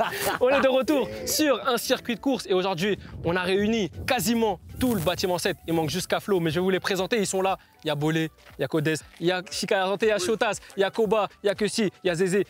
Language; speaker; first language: French; native; French